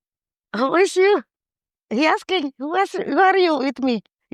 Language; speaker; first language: English; non-native, learner; Indonesian